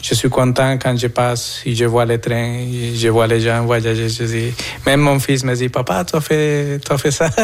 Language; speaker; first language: French; non-native, fluent; Spanish